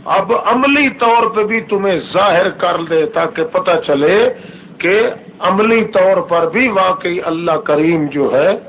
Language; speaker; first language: Urdu; non-native, local second language; Saraiki